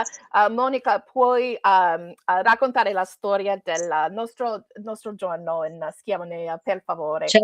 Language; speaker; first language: Italian; non-native, learner; English